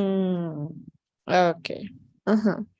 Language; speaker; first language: English; non-native, learner; Spanish